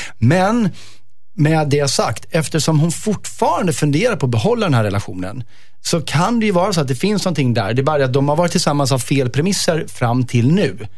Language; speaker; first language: Swedish; native; Swedish